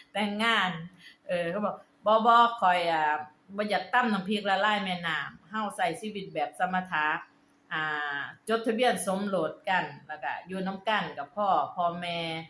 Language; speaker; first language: Thai; native; Thai